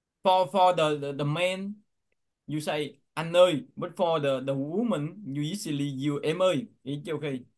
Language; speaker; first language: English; non-native, learner; Vietnamese